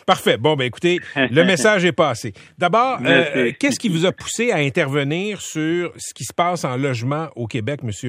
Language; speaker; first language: French; native; French